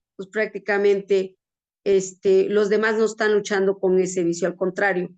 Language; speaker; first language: Spanish; native; Spanish